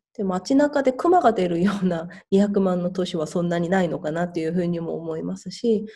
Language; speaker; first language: Japanese; non-native, fluent; Korean